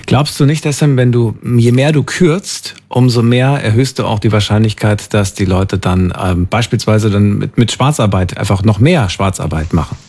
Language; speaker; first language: German; native; German